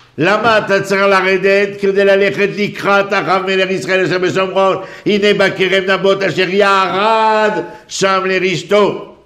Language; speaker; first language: Hebrew; non-native, fluent; French